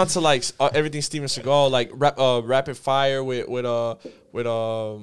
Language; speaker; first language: English; early bilingual, other home language; Spanish